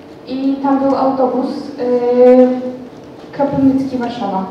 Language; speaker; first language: Polish; non-native, learner; Ukrainian